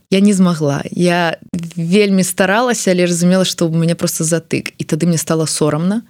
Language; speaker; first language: Belarusian; non-native, local second language; Russian